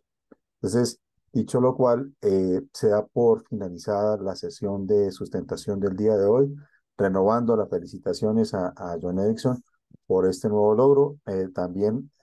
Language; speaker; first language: Spanish; native; Spanish